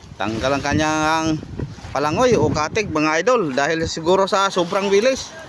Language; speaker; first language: Filipino; non-native, local second language; Cebuano